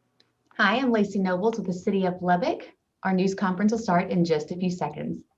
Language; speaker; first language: English; native; English